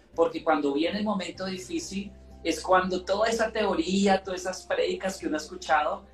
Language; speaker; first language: Spanish; native; Spanish